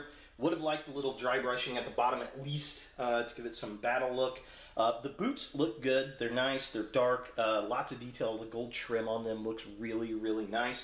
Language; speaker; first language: English; native; English